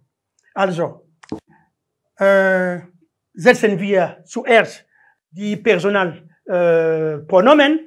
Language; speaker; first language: German; non-native, learner; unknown